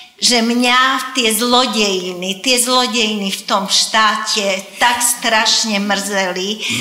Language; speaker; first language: Slovak; non-native, local second language; Hungarian